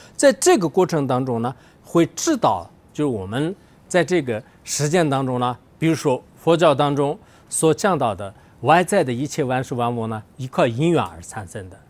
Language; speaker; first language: Chinese; non-native, local second language; Tibetan